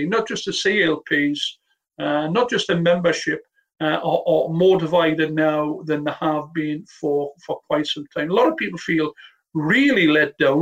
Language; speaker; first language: English; native; English